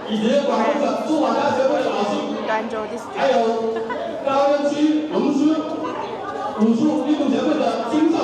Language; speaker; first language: Chinese; native; Chinese